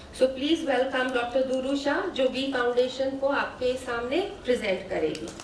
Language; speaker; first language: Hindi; non-native, local second language; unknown